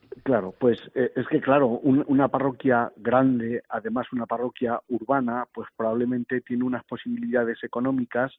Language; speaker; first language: Spanish; native; Spanish